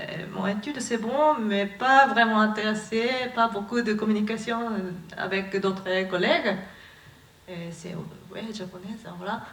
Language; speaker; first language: French; non-native, learner; Japanese